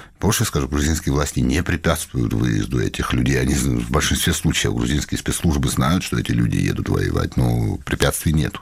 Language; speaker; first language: Russian; non-native, local second language; Georgian